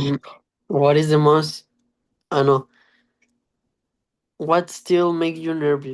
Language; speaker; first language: English; non-native, learner; Spanish